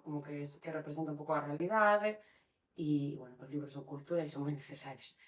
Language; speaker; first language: Galician; non-native, local second language; Spanish